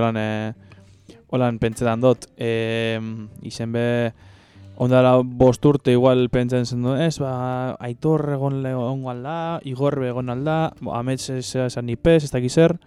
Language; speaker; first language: Basque; native; Basque